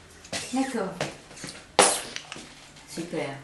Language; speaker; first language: French; native; French